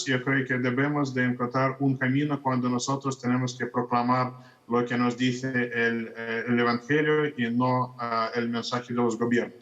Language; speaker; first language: Spanish; non-native, fluent; Russian